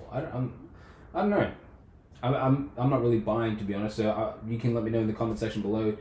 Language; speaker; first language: English; native; English